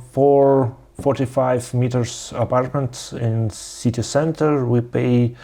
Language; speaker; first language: English; non-native, learner; Russian